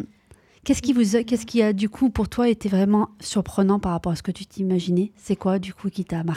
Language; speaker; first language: French; native; French